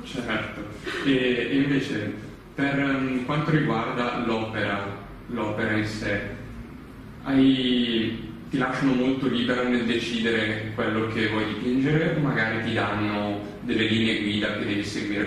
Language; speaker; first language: Italian; native; Italian